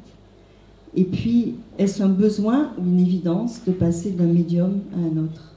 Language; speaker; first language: French; native; French